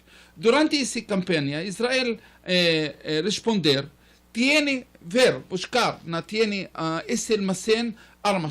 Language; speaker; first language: Spanish; non-native, learner; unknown